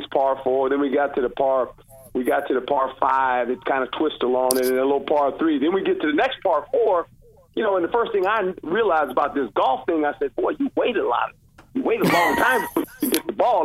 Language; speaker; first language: English; native; English